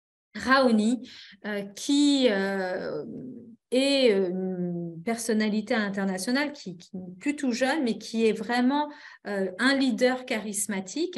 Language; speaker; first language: French; native; French